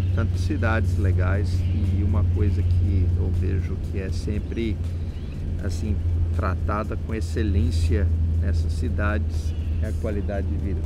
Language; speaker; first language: Portuguese; early bilingual, other home language; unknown